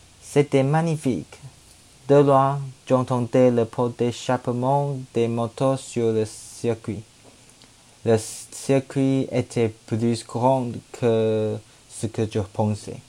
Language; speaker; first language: French; non-native, learner; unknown